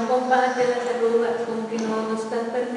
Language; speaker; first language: Catalan; non-native, fluent; Spanish